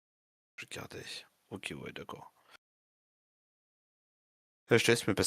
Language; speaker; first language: French; native; French